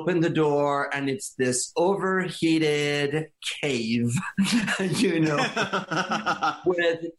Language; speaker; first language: English; non-native, fluent; French